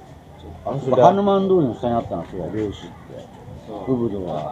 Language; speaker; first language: Japanese; native; Japanese